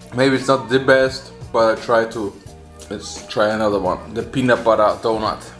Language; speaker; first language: English; non-native, fluent; German